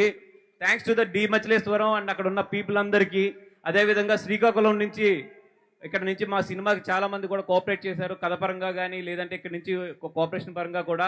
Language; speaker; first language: Telugu; native; Telugu